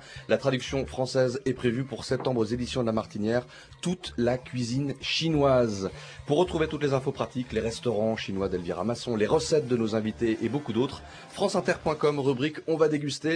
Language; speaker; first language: French; native; French